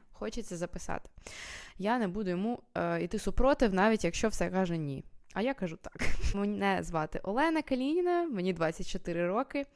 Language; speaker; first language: Ukrainian; native; Ukrainian